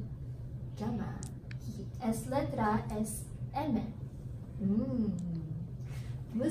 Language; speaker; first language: Spanish; non-native, learner; English